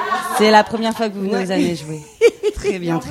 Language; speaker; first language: French; native; French